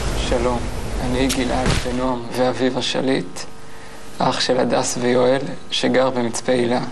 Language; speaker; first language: Hebrew; native; Hebrew